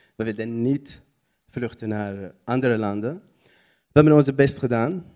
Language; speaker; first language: Dutch; non-native, learner; Arabic